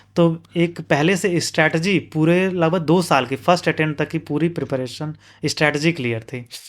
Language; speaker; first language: Hindi; native; Hindi